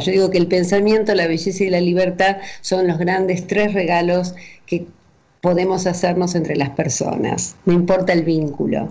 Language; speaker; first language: Spanish; native; Spanish